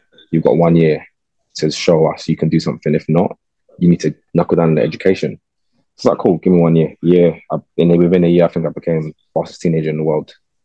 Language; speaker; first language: English; native; English